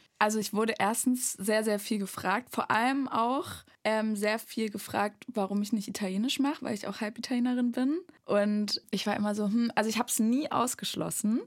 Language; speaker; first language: German; native; German